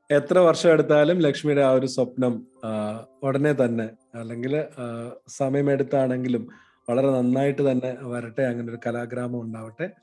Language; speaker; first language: Malayalam; native; Malayalam